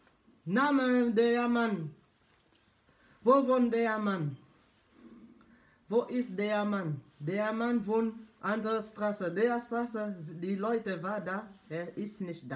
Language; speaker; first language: German; non-native, learner; French